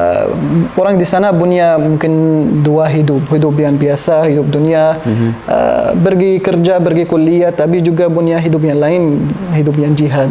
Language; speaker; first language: Indonesian; non-native, learner; Arabic